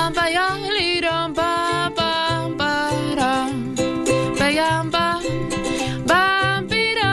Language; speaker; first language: English; native; English